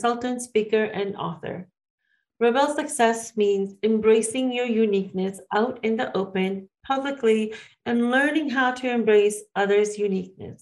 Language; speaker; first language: English; native; English